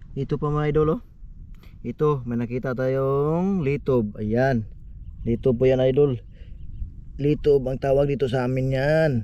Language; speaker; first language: Filipino; non-native, local second language; Cebuano